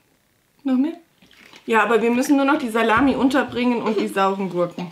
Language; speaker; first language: German; native; German